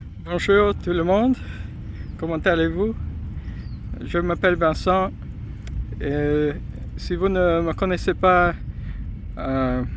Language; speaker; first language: French; non-native, fluent; English